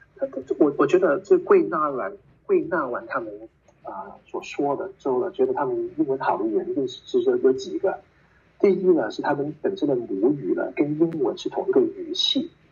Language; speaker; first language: Chinese; non-native, local second language; Cantonese